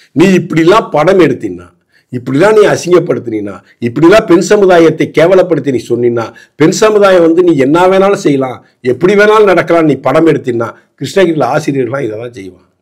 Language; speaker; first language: Tamil; native; Tamil